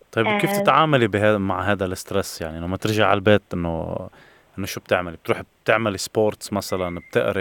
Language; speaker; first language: Arabic; native; Arabic